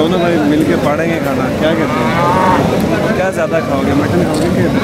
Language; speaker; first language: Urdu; non-native, local second language; Punjabi